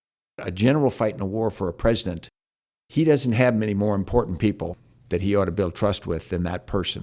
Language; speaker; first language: English; native; English